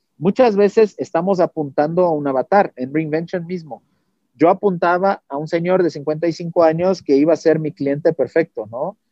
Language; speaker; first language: Spanish; non-native, fluent; Portuguese